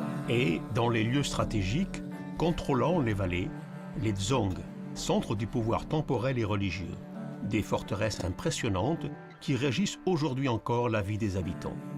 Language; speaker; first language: French; native; French